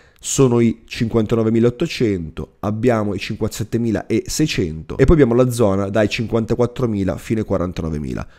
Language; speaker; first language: Italian; native; Italian